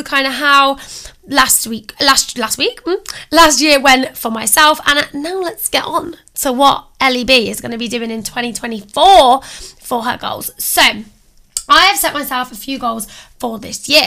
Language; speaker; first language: English; native; English